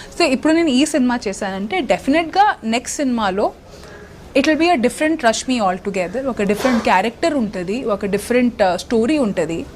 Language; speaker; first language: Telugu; non-native, local second language; Odia